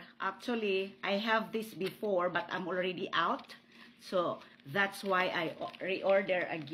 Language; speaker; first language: English; non-native, local second language; Filipino